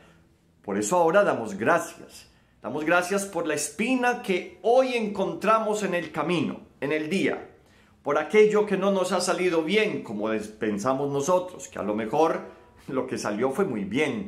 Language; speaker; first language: Spanish; native; Spanish